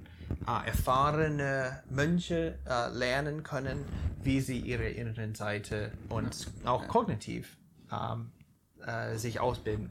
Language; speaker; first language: German; non-native, fluent; English